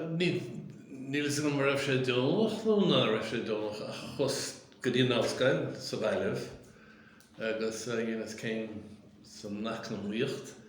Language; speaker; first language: Irish; native; Irish